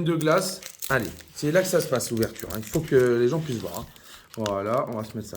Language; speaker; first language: French; native; French